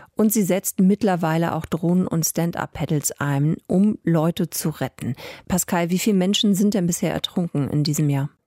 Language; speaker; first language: German; native; German